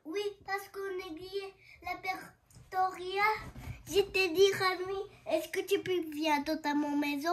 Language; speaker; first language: French; early bilingual, heritage; French